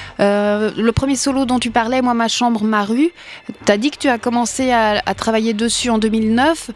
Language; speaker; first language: French; native; French